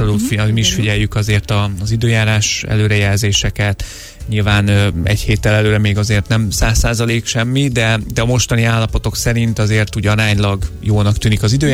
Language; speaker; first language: Hungarian; native; Hungarian